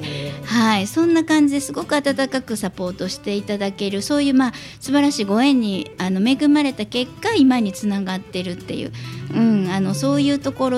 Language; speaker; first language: Japanese; native; Japanese